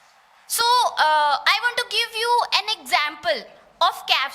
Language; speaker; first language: English; non-native, learner; Hindi